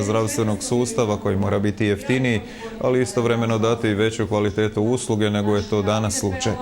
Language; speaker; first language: Croatian; native; Croatian